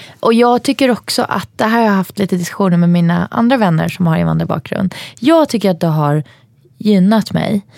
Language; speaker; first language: Swedish; native; Swedish